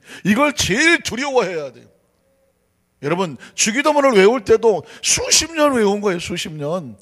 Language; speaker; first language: Korean; native; Korean